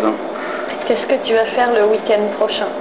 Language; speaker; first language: French; native; French